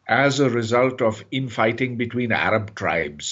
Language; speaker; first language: English; non-native, local second language; Urdu